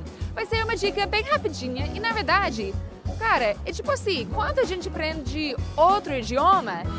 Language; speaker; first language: Portuguese; non-native, fluent; English